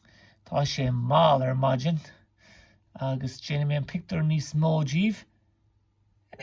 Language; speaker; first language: Irish; non-native, local second language; English